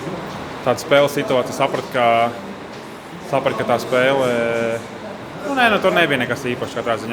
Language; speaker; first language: Latvian; native; Latvian